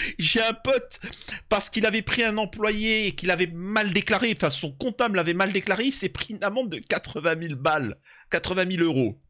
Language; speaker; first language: French; early bilingual, other home language; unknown